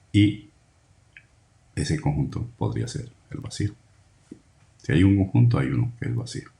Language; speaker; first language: Spanish; native; Spanish